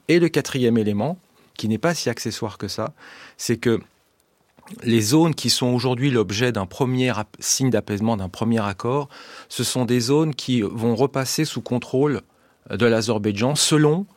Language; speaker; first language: French; native; French